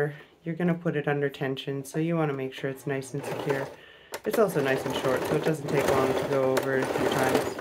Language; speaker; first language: English; native; English